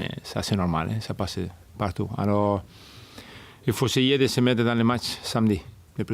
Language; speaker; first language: French; non-native, fluent; Spanish